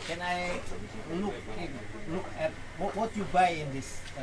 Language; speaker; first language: English; non-native, learner; Indonesian